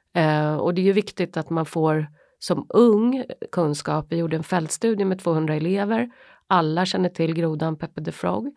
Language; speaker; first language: Swedish; native; Swedish